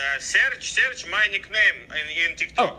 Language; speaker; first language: English; non-native, learner; Russian